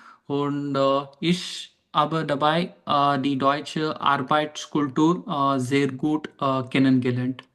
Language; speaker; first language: German; non-native, fluent; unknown